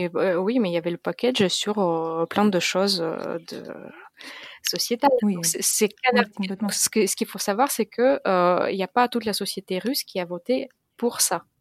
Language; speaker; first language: French; non-native, fluent; Russian